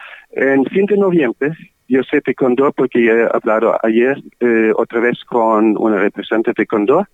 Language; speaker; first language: Spanish; non-native, learner; German